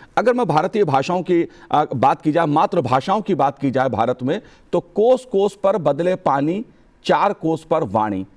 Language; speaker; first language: Hindi; native; Hindi